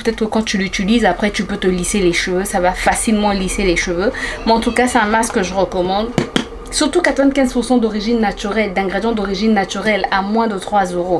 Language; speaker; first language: French; native; French